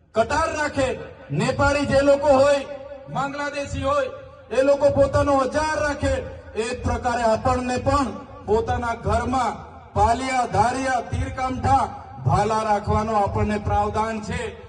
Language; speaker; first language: Gujarati; non-native, local second language; Vasavi